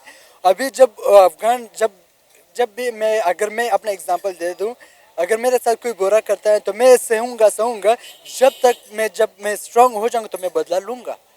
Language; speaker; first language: Hindi; non-native, local second language; Pashto